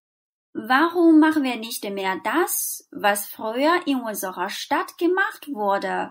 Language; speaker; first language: German; non-native, fluent; Chinese